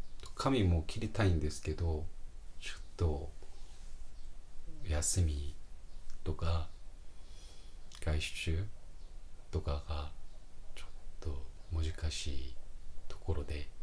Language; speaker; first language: Japanese; non-native, fluent; Korean